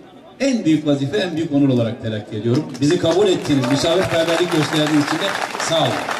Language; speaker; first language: Turkish; native; Turkish